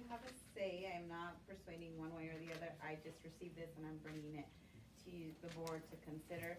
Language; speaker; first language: English; native; English